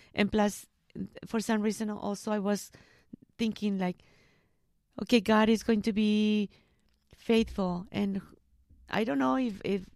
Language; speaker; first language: English; non-native, fluent; Spanish